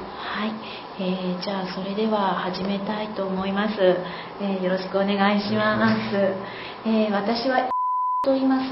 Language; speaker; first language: Japanese; native; Japanese